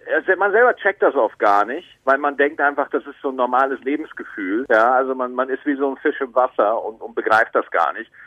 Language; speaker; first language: German; native; German